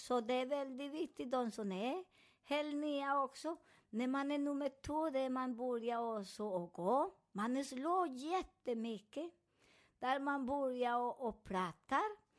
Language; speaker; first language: Swedish; non-native, fluent; Spanish